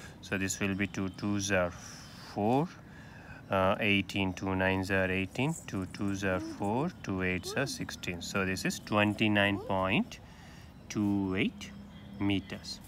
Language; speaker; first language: English; non-native, local second language; Tamil